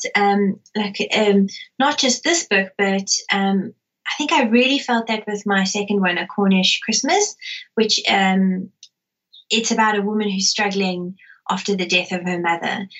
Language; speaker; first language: English; native; English